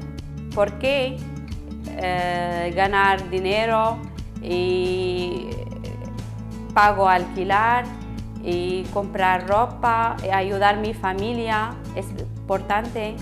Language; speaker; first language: Spanish; non-native, learner; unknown